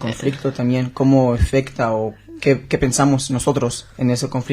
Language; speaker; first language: Spanish; non-native, learner; Hebrew